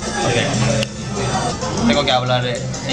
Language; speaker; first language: Spanish; non-native, learner; Korean